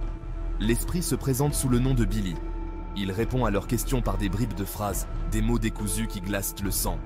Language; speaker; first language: French; native; French